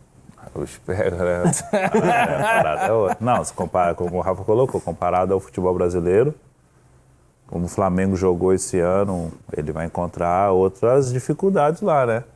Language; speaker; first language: Portuguese; native; Portuguese